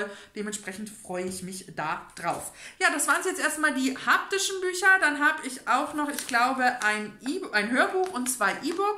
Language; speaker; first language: German; native; German